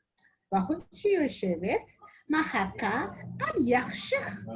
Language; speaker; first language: Hebrew; non-native, learner; Amharic